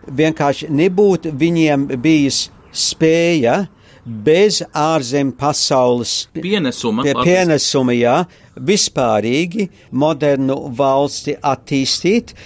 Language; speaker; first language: Latvian; early bilingual, heritage; Latvian